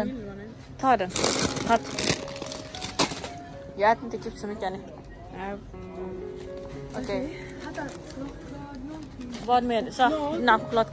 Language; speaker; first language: Swedish; early bilingual, other home language; Somali